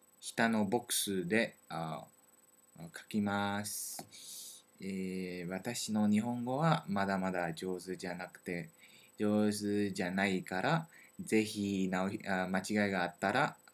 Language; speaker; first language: Japanese; non-native, learner; French